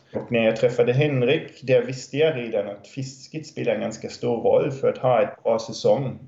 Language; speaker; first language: Swedish; non-native, fluent; German